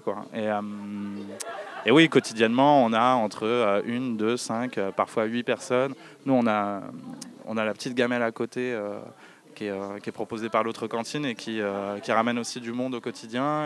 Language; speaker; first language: French; native; French